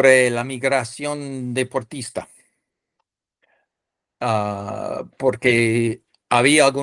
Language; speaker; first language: Spanish; non-native, fluent; English